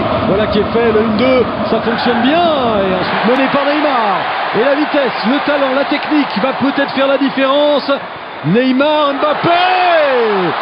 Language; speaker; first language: French; native; French